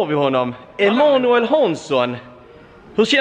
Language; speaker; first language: Swedish; native; Swedish